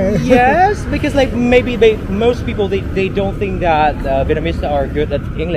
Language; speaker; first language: English; non-native, fluent; Vietnamese